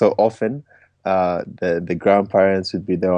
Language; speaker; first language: English; non-native, local second language; Luo (Kenya and Tanzania)